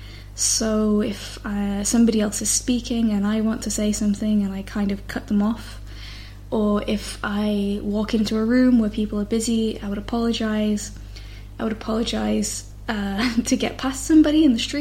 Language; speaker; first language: English; native; English